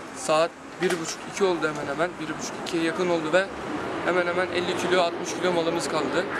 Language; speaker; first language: Turkish; non-native, learner; Persian